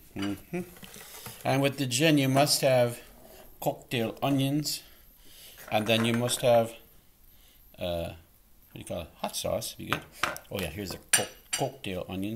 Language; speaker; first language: English; native; English